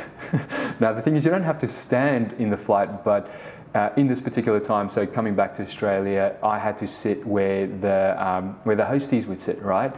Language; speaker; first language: English; early bilingual, other home language; Afrikaans